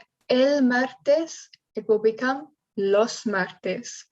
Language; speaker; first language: Spanish; non-native, learner; English